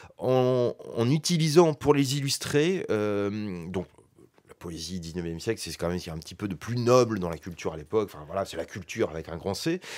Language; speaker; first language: French; native; French